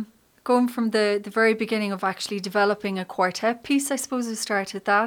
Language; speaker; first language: English; native; English